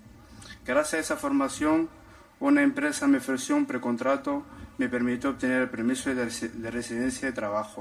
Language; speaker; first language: Spanish; non-native, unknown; Arabic